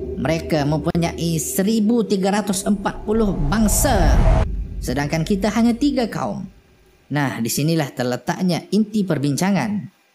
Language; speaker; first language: Malay; native; Malay